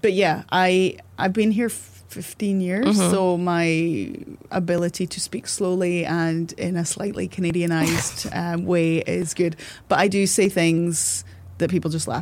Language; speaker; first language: English; native; English